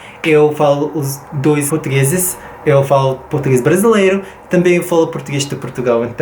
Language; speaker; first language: Portuguese; non-native, fluent; English